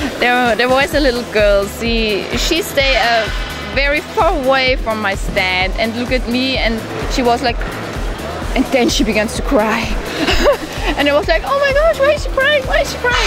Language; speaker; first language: English; non-native, fluent; German